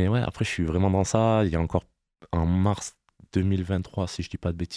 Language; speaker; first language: French; native; French